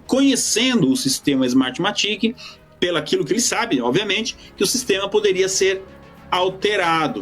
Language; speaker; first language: Portuguese; native; Portuguese